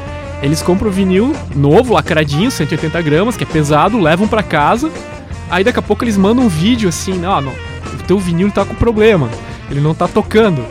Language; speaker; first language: Portuguese; native; Portuguese